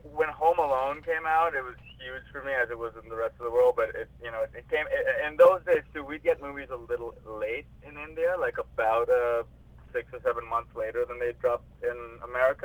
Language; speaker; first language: English; non-native, local second language; Hindi